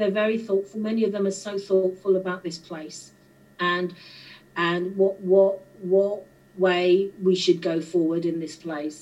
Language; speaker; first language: English; native; English